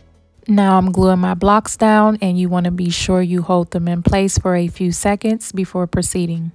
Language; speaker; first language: English; native; English